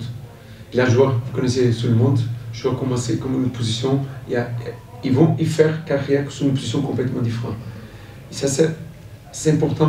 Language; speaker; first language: French; non-native, fluent; Portuguese